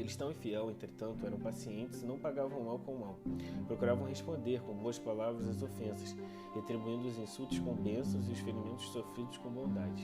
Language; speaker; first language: Portuguese; native; Portuguese